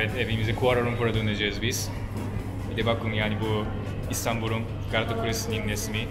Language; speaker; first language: Turkish; non-native, fluent; Japanese